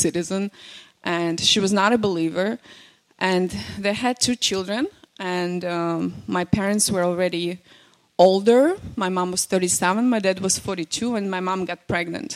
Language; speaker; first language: English; non-native, fluent; Russian